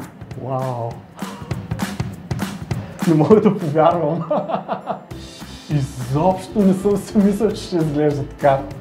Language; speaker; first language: Bulgarian; native; Bulgarian